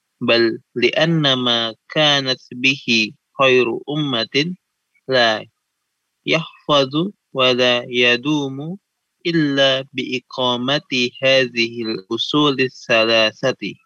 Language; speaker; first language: Arabic; non-native, learner; Indonesian